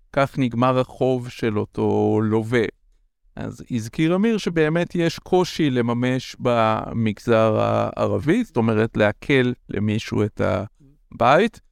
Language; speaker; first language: Hebrew; native; Hebrew